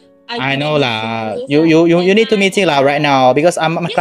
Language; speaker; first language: English; non-native, learner; Indonesian